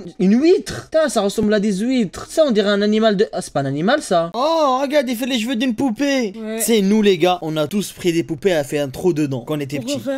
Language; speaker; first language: French; early bilingual, other home language; Arabic